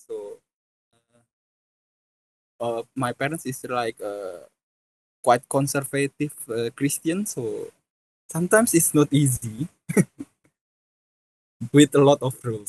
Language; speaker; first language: English; non-native, fluent; Indonesian